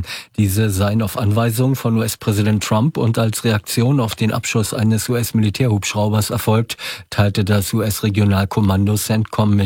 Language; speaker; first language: German; native; German